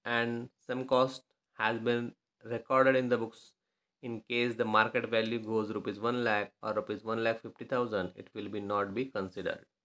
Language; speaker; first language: English; non-native, local second language; Marathi